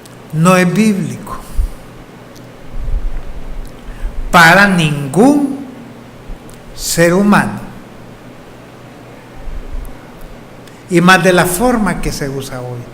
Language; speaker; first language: Spanish; native; Spanish